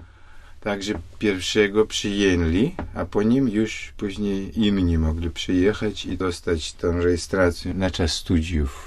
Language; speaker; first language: Polish; non-native, fluent; Russian